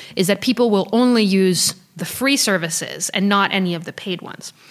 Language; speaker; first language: English; early bilingual, other home language; French